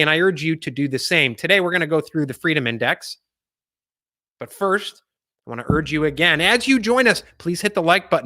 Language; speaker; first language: English; native; English